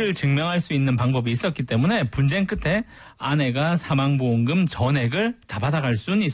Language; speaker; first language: Korean; native; Korean